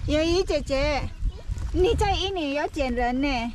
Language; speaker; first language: Chinese; non-native, fluent; Indonesian